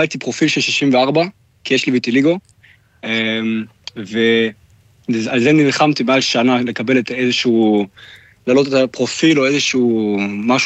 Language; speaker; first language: Hebrew; non-native, fluent; German